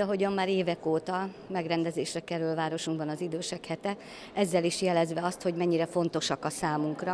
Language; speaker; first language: Hungarian; native; Hungarian